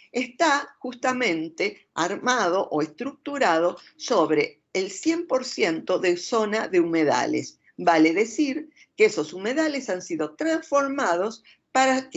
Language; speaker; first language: Spanish; native; Spanish